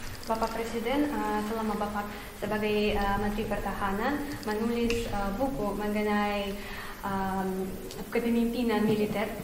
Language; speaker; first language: Indonesian; non-native, fluent; Russian